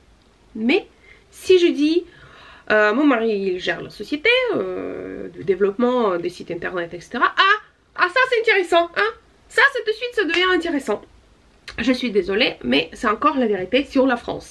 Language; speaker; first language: French; non-native, fluent; Russian